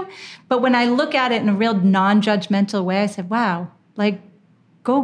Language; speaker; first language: English; native; English